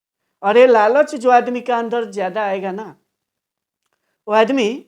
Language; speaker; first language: Hindi; non-native, local second language; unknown